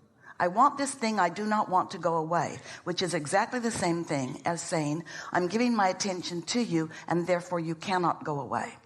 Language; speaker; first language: English; native; English